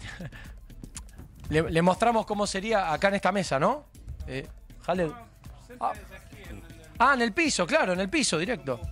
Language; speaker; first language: Spanish; native; Spanish